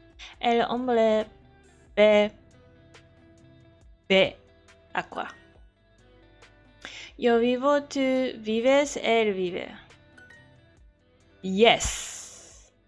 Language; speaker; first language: Spanish; non-native, learner; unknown